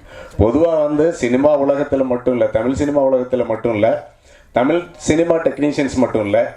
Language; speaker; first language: Tamil; native; Tamil